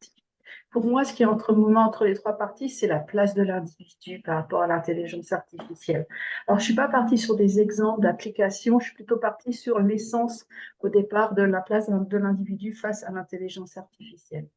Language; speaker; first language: French; native; French